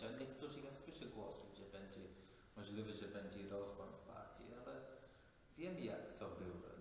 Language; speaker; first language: Polish; non-native, fluent; English